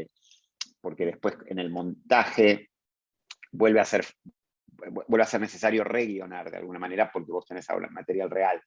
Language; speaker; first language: Spanish; native; Spanish